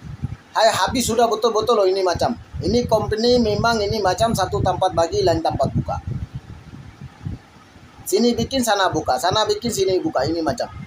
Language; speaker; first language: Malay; non-native, fluent; Bangla